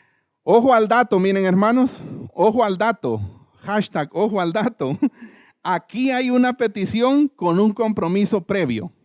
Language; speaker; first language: Spanish; native; Spanish